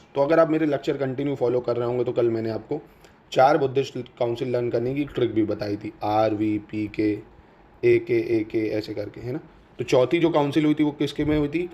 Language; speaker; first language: Hindi; native; Hindi